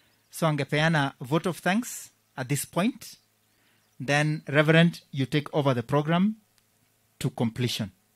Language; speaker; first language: English; non-native, local second language; Kalenjin